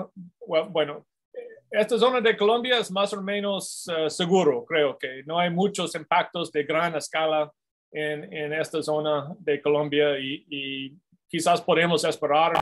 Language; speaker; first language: Spanish; non-native, fluent; English